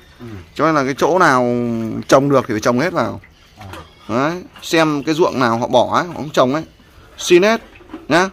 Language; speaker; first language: Vietnamese; native; Vietnamese